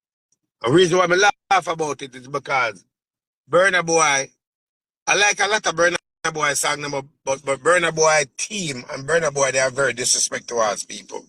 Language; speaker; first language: English; native; English